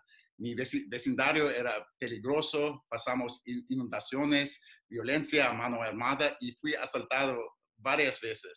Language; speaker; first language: Spanish; non-native, fluent; English